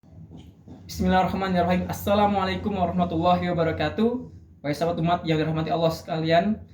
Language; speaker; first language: Indonesian; native; Indonesian